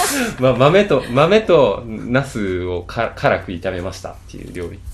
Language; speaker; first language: Japanese; native; Japanese